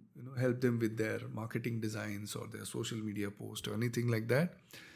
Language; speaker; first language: English; non-native, local second language; Kannada